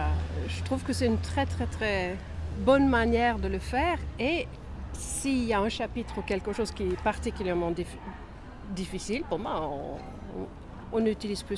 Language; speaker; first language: French; non-native, fluent; Swedish